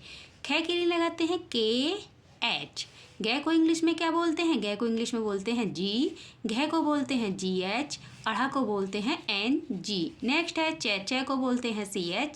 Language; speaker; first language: Hindi; native; Hindi